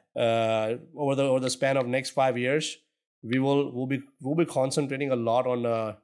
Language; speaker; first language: English; non-native, local second language; Gujarati